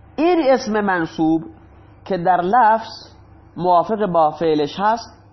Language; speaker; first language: Persian; non-native, local second language; Baluchi